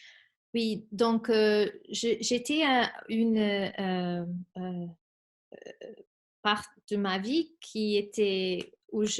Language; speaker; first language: French; non-native, fluent; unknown